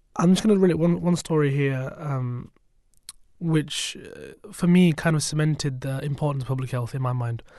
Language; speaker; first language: English; native; English